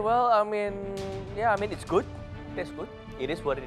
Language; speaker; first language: English; non-native, fluent; Indonesian